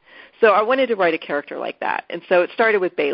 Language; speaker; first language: English; native; English